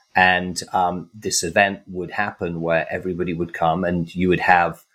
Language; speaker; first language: English; native; English